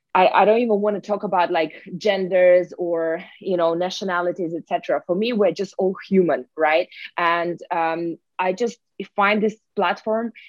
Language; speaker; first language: English; non-native, fluent; Russian